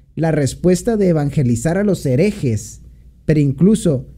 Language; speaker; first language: Spanish; native; Spanish